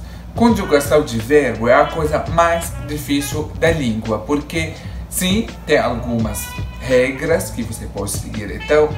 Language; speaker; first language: Portuguese; non-native, fluent; Arabic